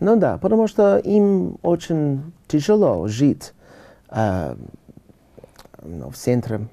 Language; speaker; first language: Russian; non-native, learner; English